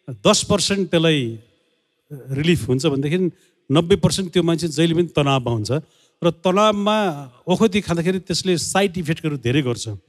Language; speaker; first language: Nepali; native; Nepali